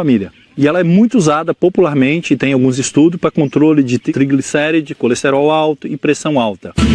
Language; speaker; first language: Portuguese; native; Portuguese